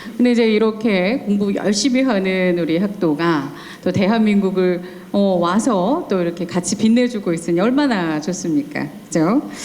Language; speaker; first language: Korean; native; Korean